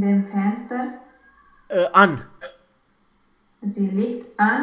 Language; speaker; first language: German; non-native, learner; Romanian